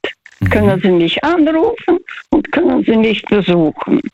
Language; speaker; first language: German; non-native, fluent; Russian